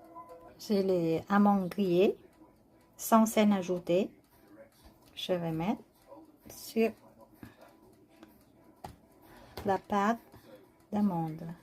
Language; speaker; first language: French; non-native, learner; Vietnamese